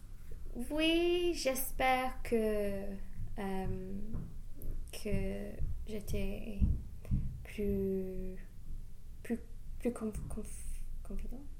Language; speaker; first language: French; non-native, learner; English